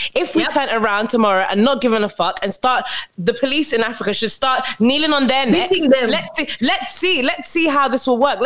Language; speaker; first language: English; native; English